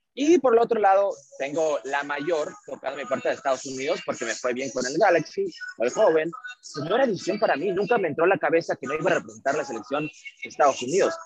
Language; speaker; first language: Spanish; early bilingual, heritage; Spanish